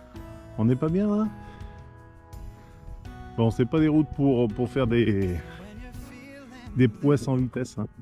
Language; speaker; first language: French; native; French